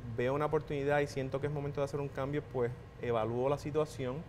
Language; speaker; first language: Spanish; native; Spanish